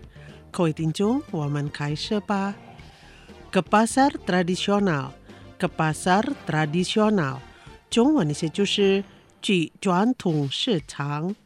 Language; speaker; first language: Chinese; non-native, fluent; Indonesian